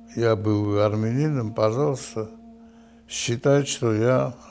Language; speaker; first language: Russian; non-native, local second language; Georgian